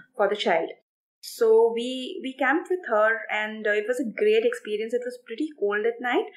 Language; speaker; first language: English; non-native, local second language; Assamese